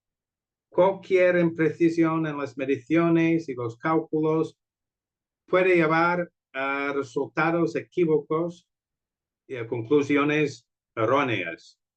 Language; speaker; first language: Spanish; non-native, fluent; English